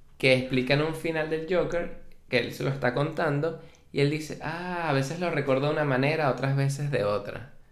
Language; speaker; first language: Spanish; native; Spanish